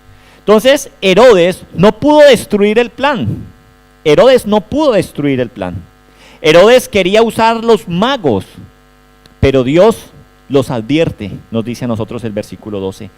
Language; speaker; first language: Spanish; native; Spanish